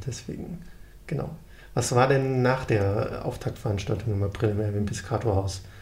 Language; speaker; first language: German; native; German